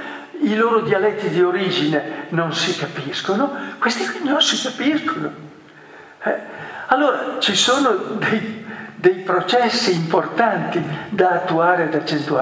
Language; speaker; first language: Italian; native; Italian